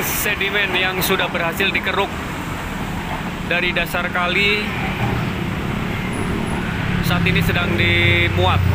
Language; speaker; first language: Indonesian; non-native, local second language; Javanese